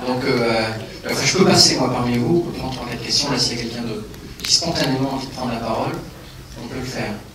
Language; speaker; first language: French; native; French